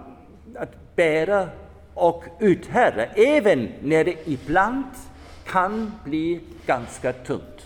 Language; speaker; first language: Swedish; non-native, fluent; German